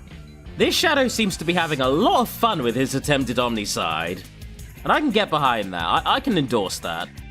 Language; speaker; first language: English; native; English